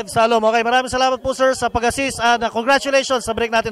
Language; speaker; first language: Filipino; native; Filipino